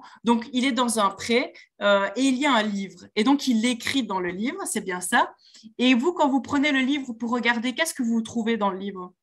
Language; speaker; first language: French; native; French